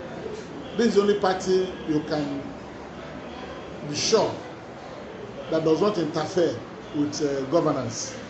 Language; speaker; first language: English; non-native, local second language; Igbo